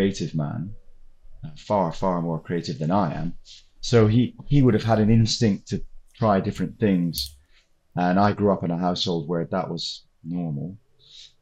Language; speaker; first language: English; native; English